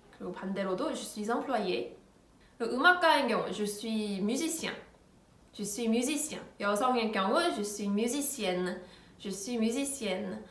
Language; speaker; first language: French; non-native, fluent; Korean